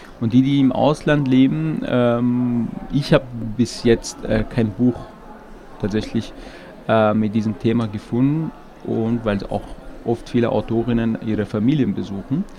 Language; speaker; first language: German; non-native, fluent; Persian